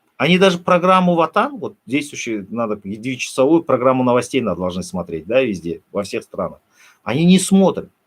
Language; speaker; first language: Russian; non-native, local second language; Turkmen